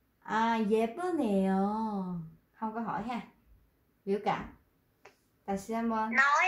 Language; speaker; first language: Korean; non-native, fluent; Vietnamese